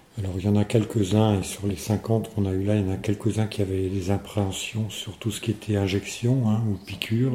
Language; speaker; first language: French; native; French